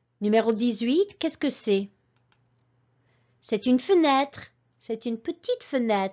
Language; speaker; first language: French; non-native, fluent; English